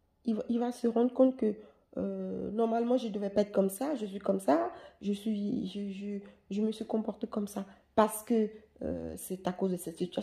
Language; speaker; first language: French; native; French